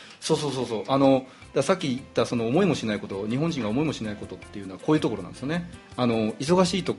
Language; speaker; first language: Japanese; native; Japanese